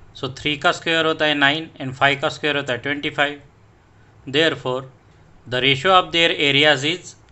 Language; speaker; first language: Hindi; non-native, local second language; Marathi